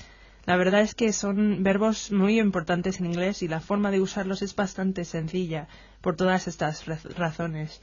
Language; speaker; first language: Spanish; non-native, fluent; English